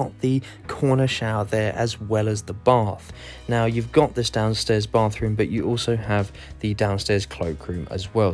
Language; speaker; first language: English; native; English